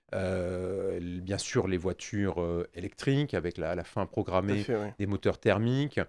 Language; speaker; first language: French; native; French